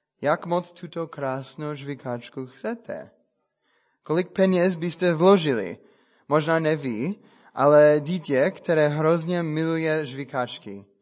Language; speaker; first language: Czech; non-native, fluent; English